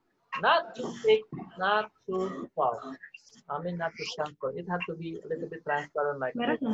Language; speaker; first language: English; non-native, fluent; Indonesian